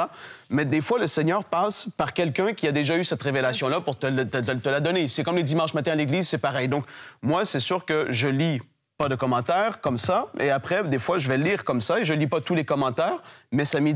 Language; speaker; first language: French; native; French